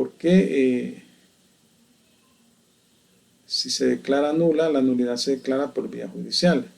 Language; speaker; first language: Spanish; native; Spanish